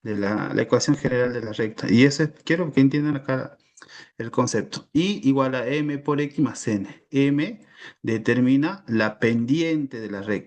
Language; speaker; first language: Spanish; native; Spanish